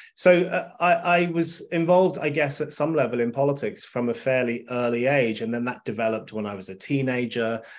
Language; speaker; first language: English; native; English